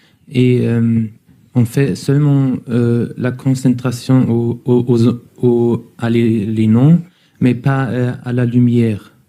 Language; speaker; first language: French; non-native, learner; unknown